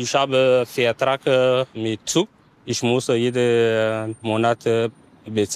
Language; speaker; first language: German; non-native, learner; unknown